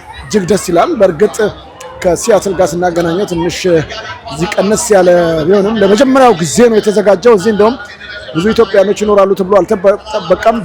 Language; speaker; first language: Amharic; native; Amharic